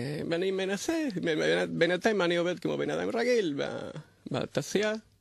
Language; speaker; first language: Hebrew; non-native, fluent; Spanish